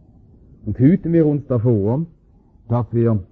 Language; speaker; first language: German; native; German